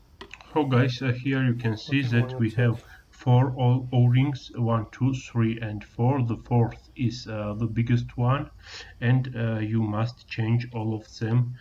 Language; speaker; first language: English; non-native, learner; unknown